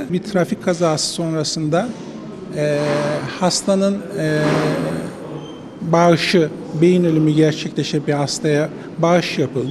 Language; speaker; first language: Turkish; native; Turkish